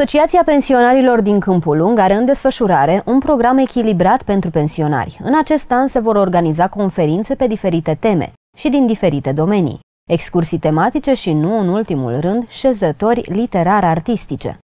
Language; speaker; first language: Romanian; native; Romanian